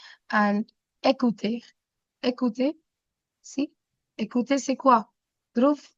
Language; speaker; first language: French; non-native, fluent; Hindi